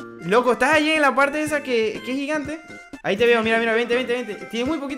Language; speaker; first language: Spanish; native; Spanish